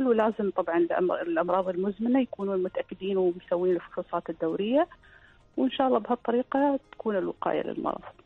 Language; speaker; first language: Arabic; native; Arabic